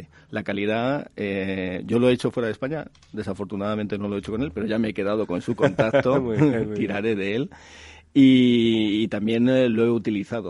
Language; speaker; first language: Spanish; native; Spanish